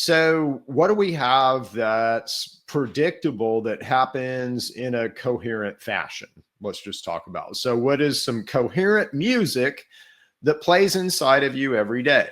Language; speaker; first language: English; native; English